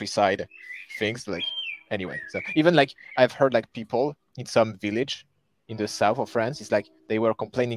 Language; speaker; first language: English; non-native, fluent; French